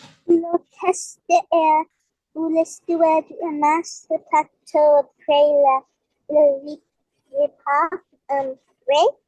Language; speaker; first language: French; non-native, learner; English